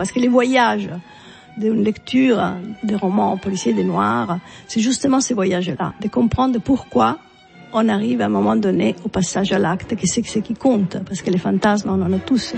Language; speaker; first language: French; non-native, fluent; Italian